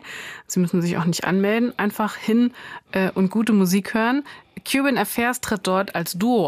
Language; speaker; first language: German; native; German